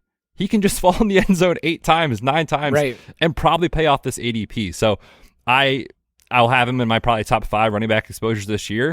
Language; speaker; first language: English; native; English